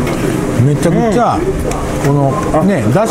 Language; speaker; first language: Japanese; native; Japanese